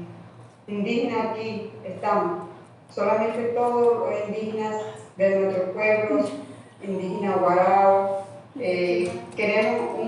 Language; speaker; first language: Spanish; non-native, local second language; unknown